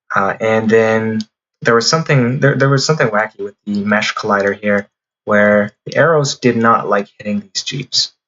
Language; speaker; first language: English; native; English